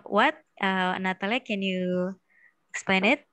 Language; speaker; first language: English; non-native, fluent; Indonesian